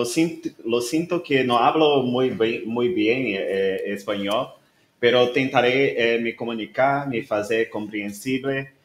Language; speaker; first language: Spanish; non-native, learner; Portuguese